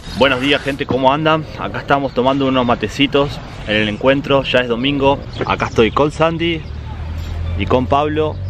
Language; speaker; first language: Spanish; native; Spanish